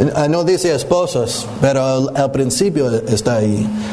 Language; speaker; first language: Spanish; non-native, learner; English